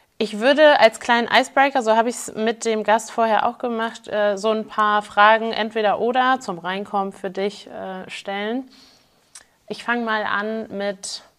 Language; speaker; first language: German; native; German